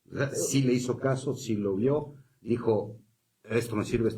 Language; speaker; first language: Spanish; native; Spanish